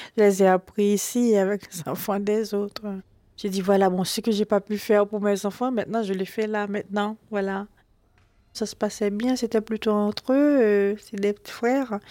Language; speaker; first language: French; non-native, local second language; Haitian Creole